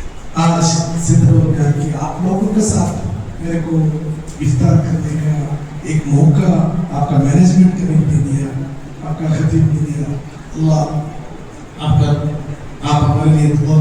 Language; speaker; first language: Hindi; non-native, local second language; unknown